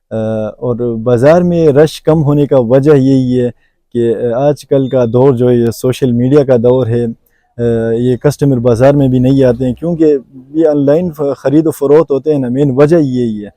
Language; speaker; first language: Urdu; non-native, local second language; Khowar